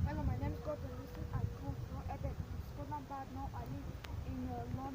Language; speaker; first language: English; non-native, learner; Tajik